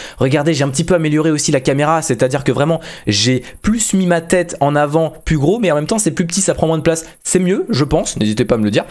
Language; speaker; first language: French; native; French